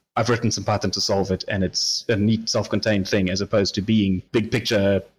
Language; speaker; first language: English; native; English